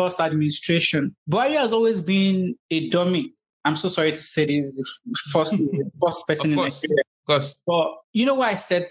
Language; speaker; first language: English; non-native, local second language; Yoruba